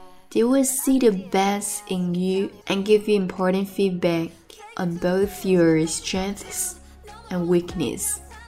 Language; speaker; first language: English; non-native, fluent; Chinese